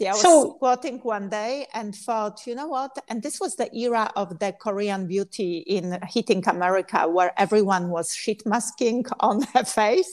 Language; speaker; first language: English; non-native, fluent; Polish